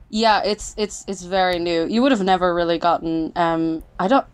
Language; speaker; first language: English; native; English